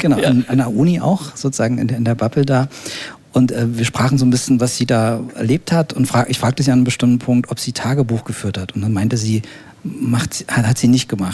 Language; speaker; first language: German; native; German